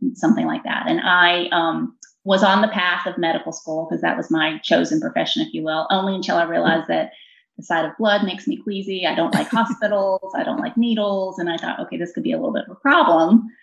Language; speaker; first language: English; native; English